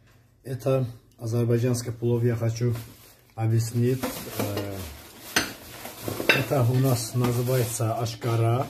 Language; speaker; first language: Russian; non-native, fluent; Azerbaijani